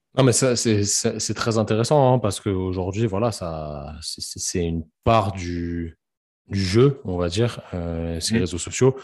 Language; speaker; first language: French; native; French